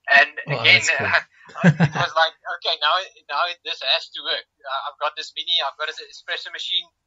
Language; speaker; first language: English; non-native, local second language; Afrikaans